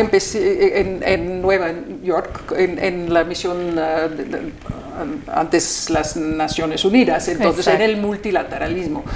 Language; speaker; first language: Spanish; non-native, fluent; German